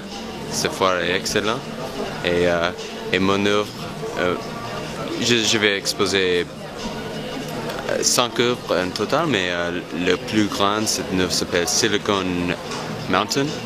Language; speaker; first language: French; non-native, fluent; English